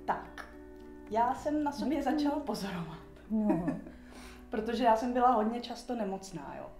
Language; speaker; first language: Czech; native; Czech